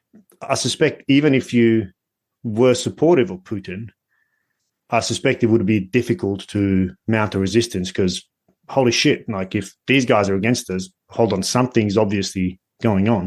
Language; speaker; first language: English; native; English